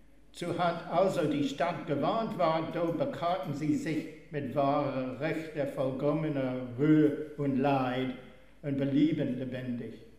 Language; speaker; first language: German; non-native, fluent; English